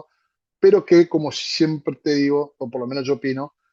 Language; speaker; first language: Spanish; native; Spanish